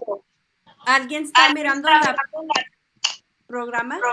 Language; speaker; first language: Spanish; early bilingual, heritage; Spanish